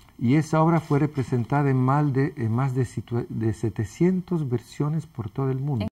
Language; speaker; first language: Spanish; early bilingual, other home language; Italian